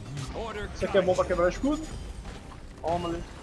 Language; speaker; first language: Portuguese; native; Portuguese